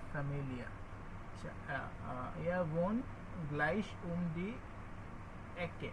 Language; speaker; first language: German; non-native, learner; Bangla